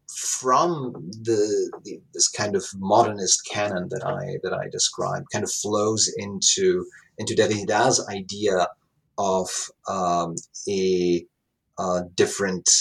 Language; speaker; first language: English; non-native, fluent; Italian